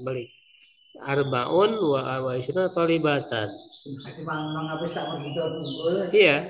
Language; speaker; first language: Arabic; non-native, fluent; Indonesian